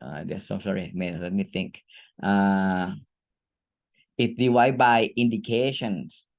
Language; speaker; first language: English; non-native, fluent; Thai